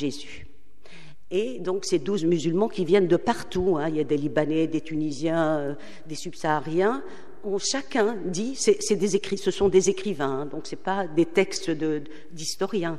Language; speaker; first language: French; non-native, local second language; Arabic